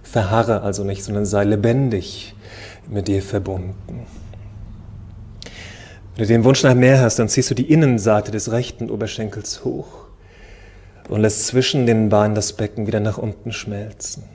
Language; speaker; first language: German; native; German